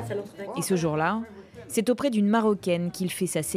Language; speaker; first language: French; native; French